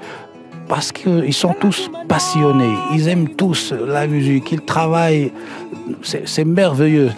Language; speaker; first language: French; non-native, local second language; Arabic